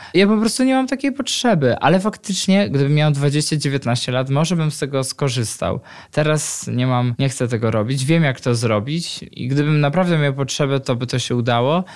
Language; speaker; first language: Polish; native; Polish